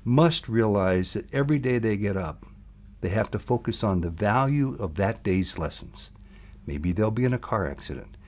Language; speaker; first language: English; native; English